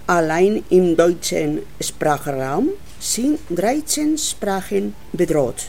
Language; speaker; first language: German; non-native, learner; Spanish